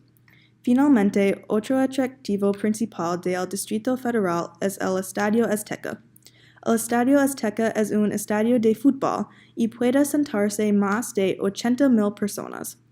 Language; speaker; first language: Spanish; non-native, learner; English